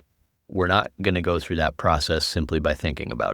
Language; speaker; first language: English; native; English